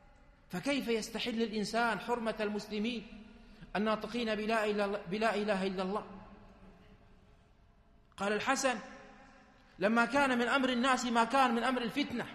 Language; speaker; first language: Arabic; native; Arabic